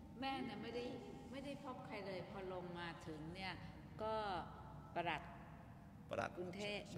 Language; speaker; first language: Thai; native; Thai